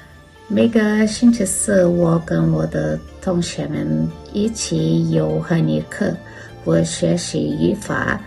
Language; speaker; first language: Chinese; non-native, learner; Portuguese